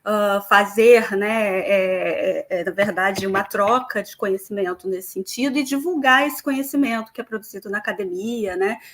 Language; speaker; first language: Portuguese; native; Portuguese